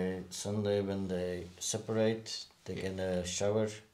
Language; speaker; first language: English; non-native, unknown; Dutch